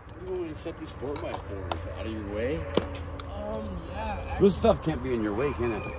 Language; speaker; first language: English; native; English